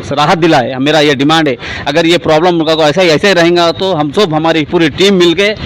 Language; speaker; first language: Hindi; non-native, local second language; Urdu